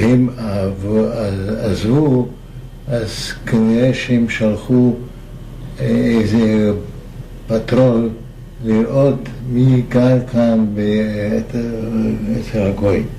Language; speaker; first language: Hebrew; non-native, fluent; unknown